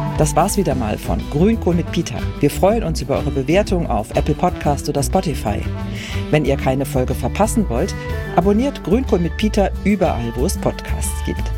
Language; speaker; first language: German; native; German